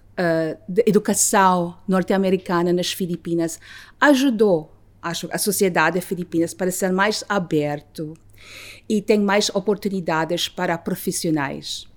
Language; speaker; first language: Portuguese; non-native, learner; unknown